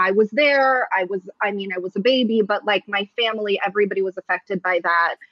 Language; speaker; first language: English; early bilingual, other home language; Russian